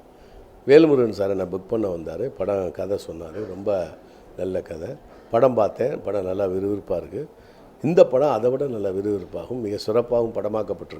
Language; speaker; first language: Tamil; native; Tamil